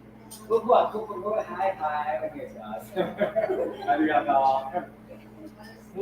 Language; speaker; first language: Japanese; non-native, learner; English